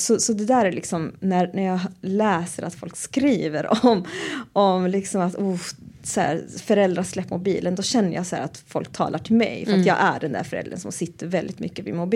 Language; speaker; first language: Swedish; native; Swedish